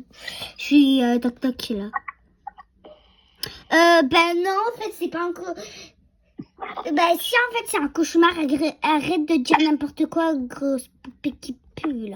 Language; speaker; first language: French; native; French